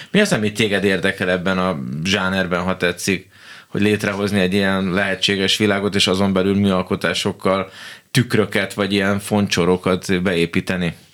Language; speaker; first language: Hungarian; native; Hungarian